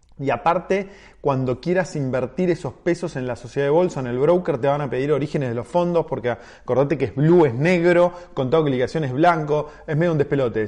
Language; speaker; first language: Spanish; native; Spanish